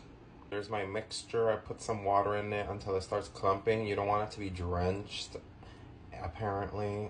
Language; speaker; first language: English; native; English